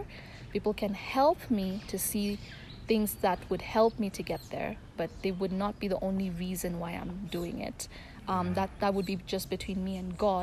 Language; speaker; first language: English; non-native, local second language; Tamil